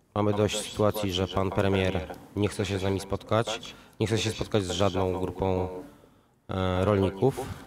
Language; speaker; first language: Polish; native; Polish